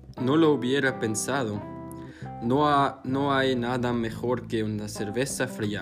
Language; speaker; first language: Spanish; non-native, learner; German